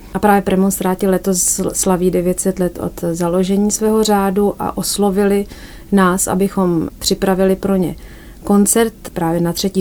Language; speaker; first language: Czech; native; Czech